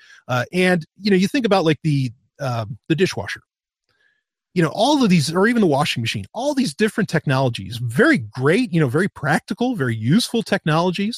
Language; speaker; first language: English; native; English